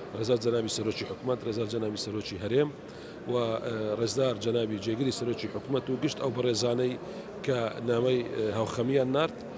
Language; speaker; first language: Central Kurdish; non-native, local second language; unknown